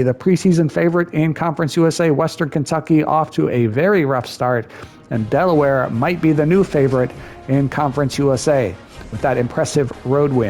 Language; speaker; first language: English; native; English